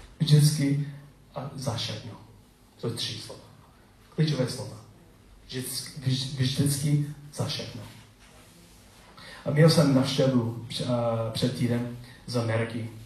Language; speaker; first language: Czech; non-native, learner; English